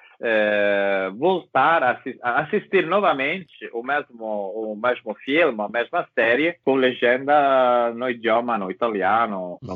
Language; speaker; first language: Portuguese; non-native, learner; Italian